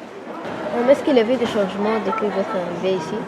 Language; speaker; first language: French; non-native, learner; Arabic